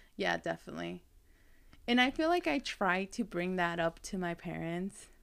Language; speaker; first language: English; native; English